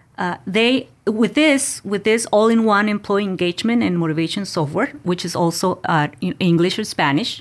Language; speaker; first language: English; non-native, fluent; Spanish